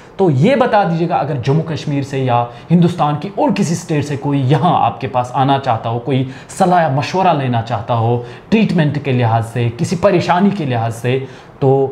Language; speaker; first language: Hindi; non-native, local second language; Kashmiri